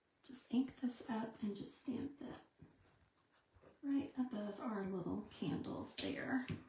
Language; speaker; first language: English; native; English